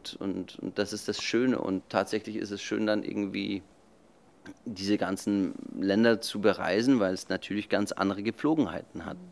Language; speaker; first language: German; native; German